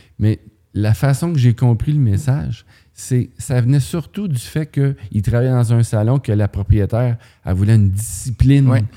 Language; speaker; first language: French; native; French